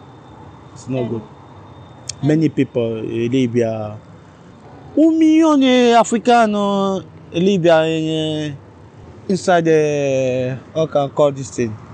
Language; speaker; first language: English; non-native, learner; French